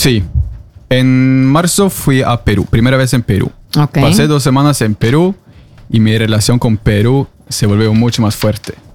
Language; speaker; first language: Spanish; non-native, fluent; Norwegian